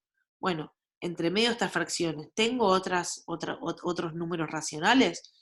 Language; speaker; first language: Spanish; native; Spanish